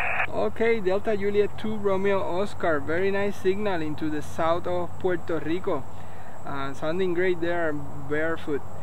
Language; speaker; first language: English; non-native, local second language; Spanish